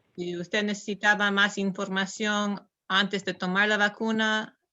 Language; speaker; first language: Spanish; non-native, learner; English